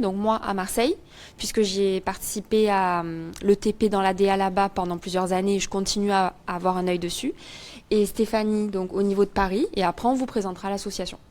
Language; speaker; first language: French; native; French